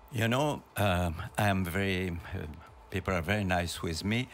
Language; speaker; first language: English; non-native, learner; French